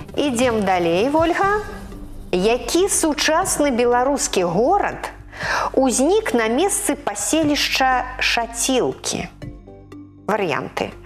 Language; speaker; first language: Belarusian; native; Belarusian